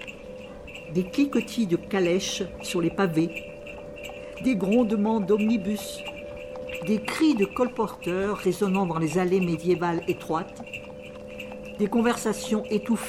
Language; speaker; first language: French; native; French